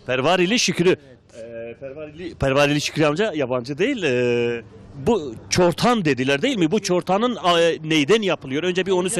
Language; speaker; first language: Turkish; native; Turkish